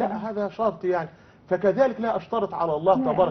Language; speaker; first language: Arabic; native; Arabic